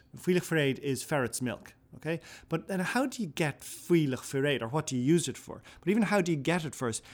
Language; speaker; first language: English; non-native, local second language; Irish